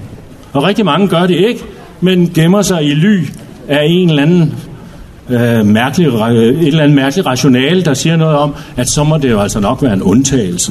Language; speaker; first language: Danish; native; Danish